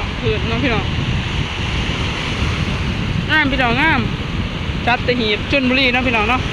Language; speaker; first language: Thai; non-native, local second language; Lao